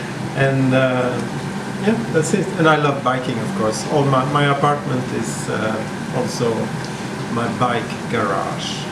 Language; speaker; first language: English; non-native, fluent; Swedish